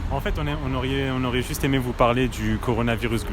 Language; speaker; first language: French; native; French